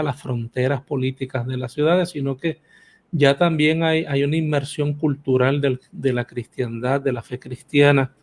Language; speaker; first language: Spanish; native; Spanish